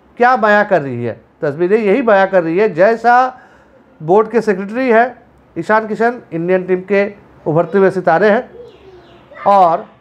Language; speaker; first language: Hindi; non-native, local second language; Bangla